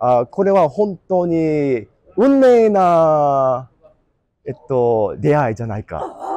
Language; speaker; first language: Japanese; non-native, learner; English